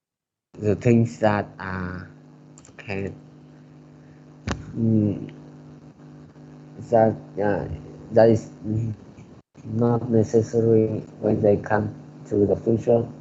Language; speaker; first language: English; non-native, learner; Vietnamese